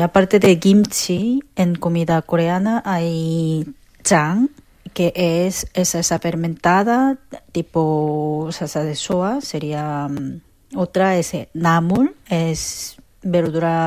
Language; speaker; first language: Spanish; non-native, fluent; Korean